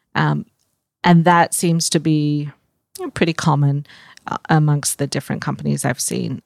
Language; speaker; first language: English; native; English